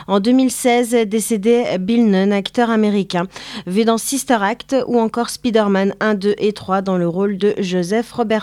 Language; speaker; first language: French; native; French